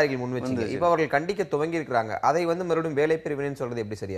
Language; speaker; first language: Tamil; native; Tamil